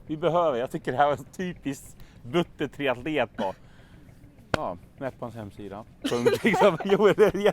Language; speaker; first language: Swedish; native; Swedish